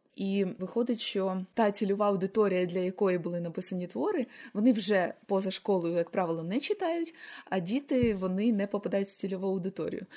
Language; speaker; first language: Ukrainian; native; Ukrainian